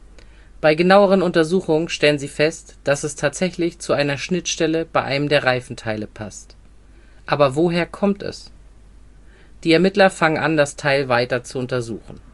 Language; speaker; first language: German; native; German